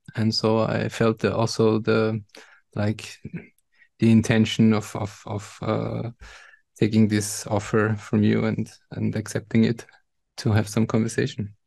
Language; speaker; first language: English; non-native, fluent; German